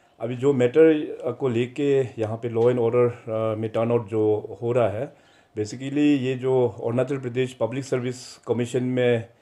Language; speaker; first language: Hindi; non-native, local second language; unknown